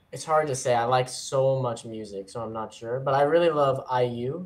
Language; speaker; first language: English; native; English